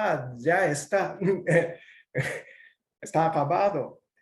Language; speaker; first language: Portuguese; non-native, learner; Japanese